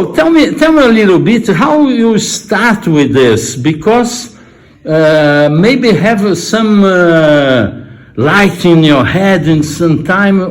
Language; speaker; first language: English; non-native, learner; Portuguese